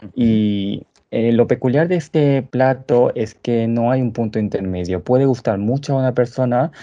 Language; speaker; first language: Spanish; native; Spanish